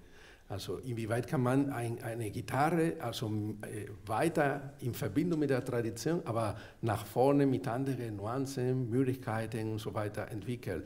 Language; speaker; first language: German; non-native, fluent; Spanish